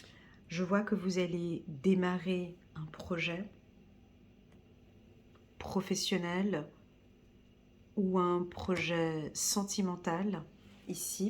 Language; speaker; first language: French; native; French